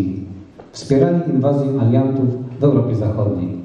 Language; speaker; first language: Polish; native; Polish